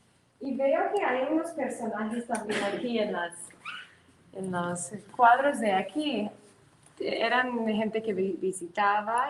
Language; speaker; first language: Spanish; non-native, fluent; English